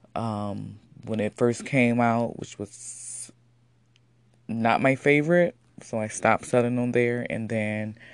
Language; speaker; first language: English; native; English